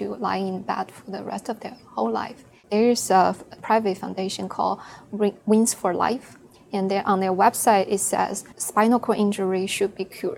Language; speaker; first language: English; non-native, fluent; Chinese